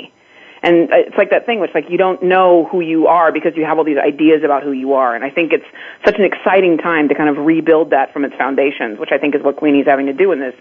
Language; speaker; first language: English; native; English